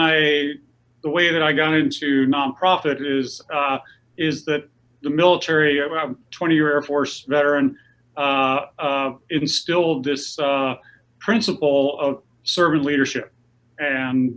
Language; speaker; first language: English; native; English